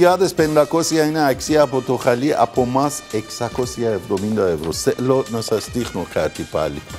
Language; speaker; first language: Greek; non-native, learner; Persian